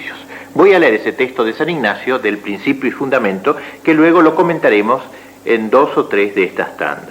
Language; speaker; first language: Spanish; native; Spanish